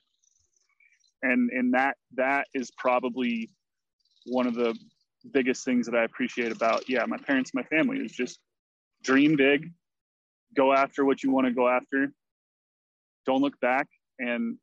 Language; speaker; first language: English; native; English